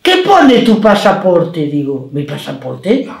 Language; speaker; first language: Spanish; non-native, local second language; Catalan